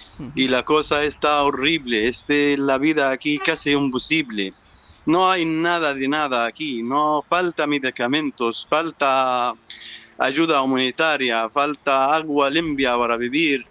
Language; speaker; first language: Spanish; non-native, learner; Arabic